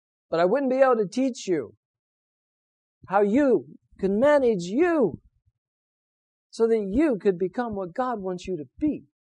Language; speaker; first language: English; native; English